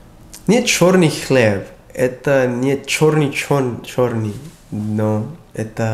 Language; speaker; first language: Russian; non-native, learner; English